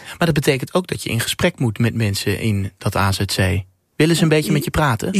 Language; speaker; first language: Dutch; native; Dutch